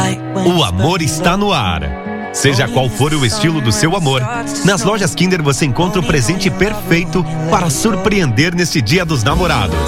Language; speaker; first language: Portuguese; native; Portuguese